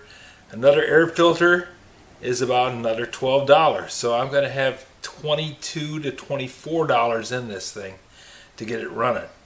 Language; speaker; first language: English; native; English